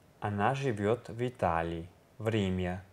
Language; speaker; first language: Russian; non-native, learner; Italian